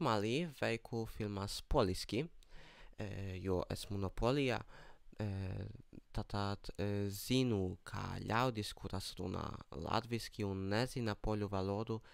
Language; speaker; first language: Latvian; non-native, learner; Polish